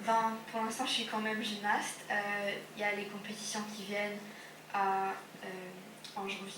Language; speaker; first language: French; non-native, local second language; English